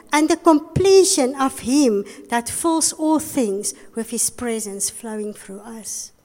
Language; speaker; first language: English; non-native, local second language; Afrikaans